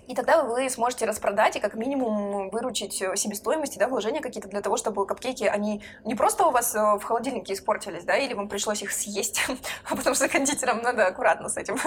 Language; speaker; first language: Russian; native; Russian